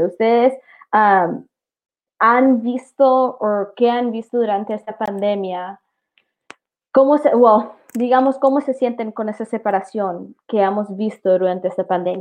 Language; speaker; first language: Spanish; early bilingual, heritage; English